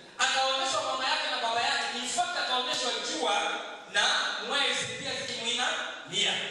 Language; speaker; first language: Swahili; non-native, local second language; Kikuyu